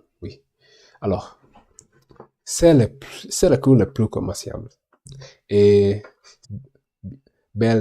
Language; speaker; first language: French; non-native, learner; English